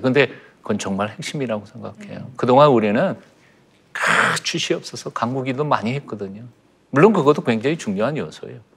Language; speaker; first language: Korean; native; Korean